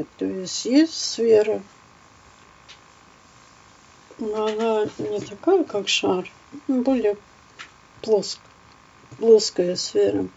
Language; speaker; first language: Russian; native; Russian